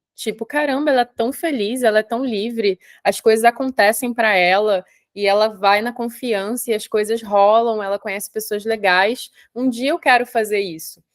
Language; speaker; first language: Portuguese; native; Portuguese